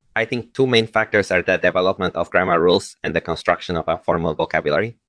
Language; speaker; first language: English; non-native, fluent; Polish